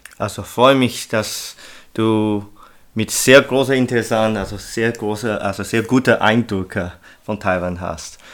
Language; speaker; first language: German; non-native, learner; Chinese